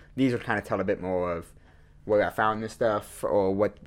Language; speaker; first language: English; native; English